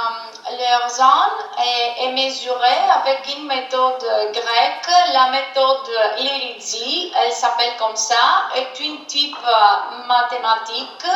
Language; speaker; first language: French; non-native, fluent; Greek